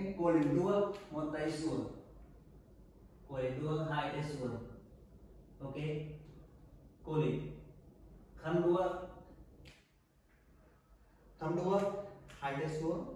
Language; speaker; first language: Vietnamese; non-native, learner; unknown